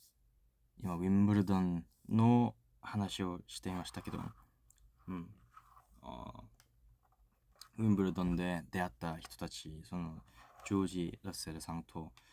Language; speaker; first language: Japanese; non-native, fluent; Korean